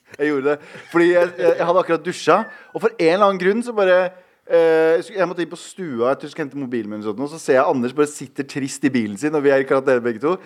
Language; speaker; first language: Norwegian; early bilingual, other home language; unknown